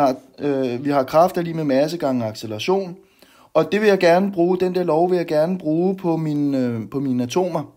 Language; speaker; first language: Danish; native; Danish